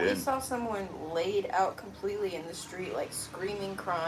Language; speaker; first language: English; native; English